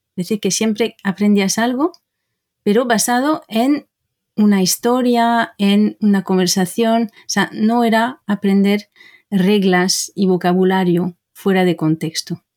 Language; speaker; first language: Spanish; non-native, fluent; French